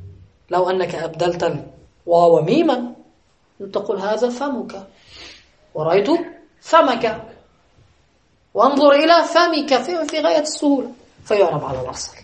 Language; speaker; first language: Arabic; native; Arabic